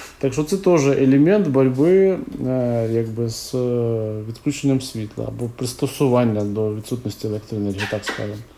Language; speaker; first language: Ukrainian; native; Ukrainian